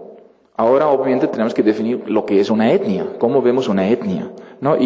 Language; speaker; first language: Spanish; non-native, fluent; Dutch